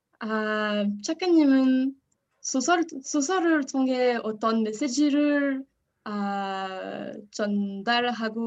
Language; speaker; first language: Korean; non-native, learner; French